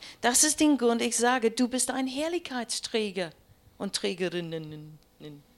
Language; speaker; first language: German; non-native, learner; English